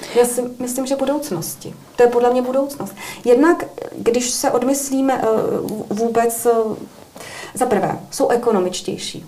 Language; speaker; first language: Czech; native; Czech